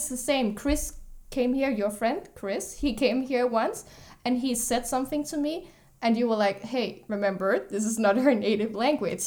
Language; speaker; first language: English; non-native, fluent; Danish